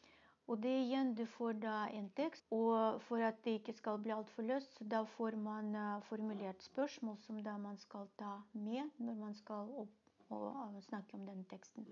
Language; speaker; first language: Norwegian; non-native, fluent; Russian